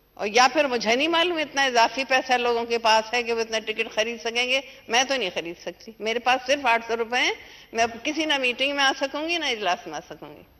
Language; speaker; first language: Urdu; native; Urdu